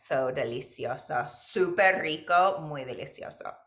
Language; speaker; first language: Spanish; non-native, fluent; English